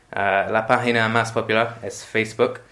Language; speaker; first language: Spanish; non-native, learner; English